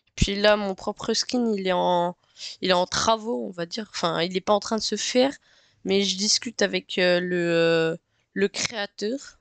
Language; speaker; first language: French; native; French